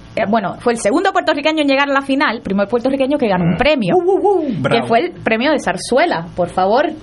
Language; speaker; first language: Spanish; native; Spanish